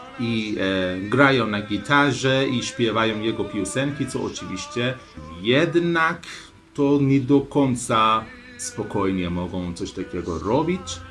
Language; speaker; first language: Polish; non-native, learner; Persian